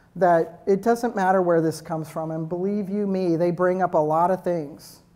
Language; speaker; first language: English; native; English